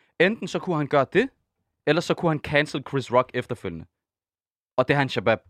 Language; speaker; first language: Danish; early bilingual, other home language; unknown